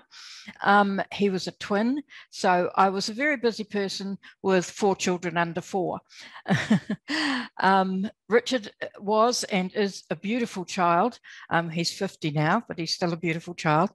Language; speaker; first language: English; native; English